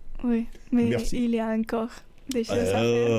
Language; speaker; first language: French; non-native, fluent; Spanish